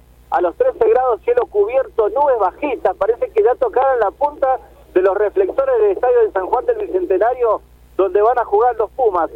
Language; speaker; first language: Spanish; native; Spanish